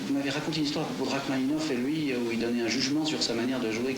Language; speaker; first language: French; native; French